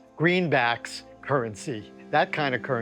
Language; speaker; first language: English; native; English